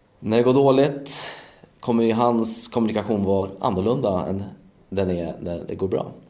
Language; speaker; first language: Swedish; native; Swedish